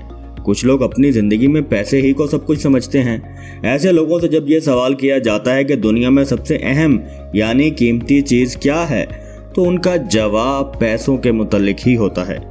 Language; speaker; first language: Urdu; native; Urdu